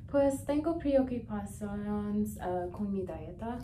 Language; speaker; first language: Spanish; non-native, learner; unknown